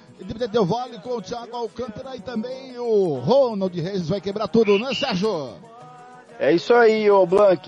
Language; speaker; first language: Portuguese; native; Portuguese